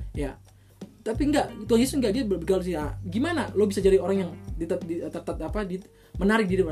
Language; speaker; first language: Indonesian; non-native, fluent; Tetum